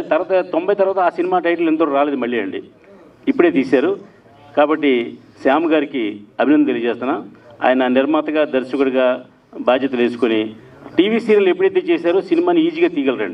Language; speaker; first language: Telugu; native; Telugu